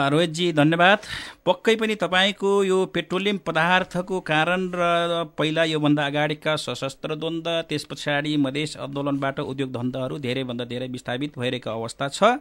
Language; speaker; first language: Nepali; non-native, local second language; Eastern Tamang